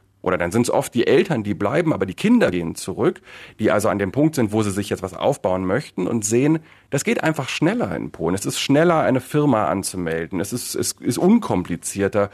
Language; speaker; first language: German; native; German